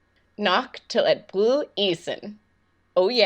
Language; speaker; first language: Danish; non-native, learner; English